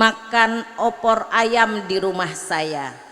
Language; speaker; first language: Indonesian; native; Indonesian